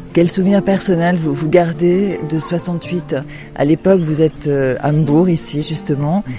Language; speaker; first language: French; native; French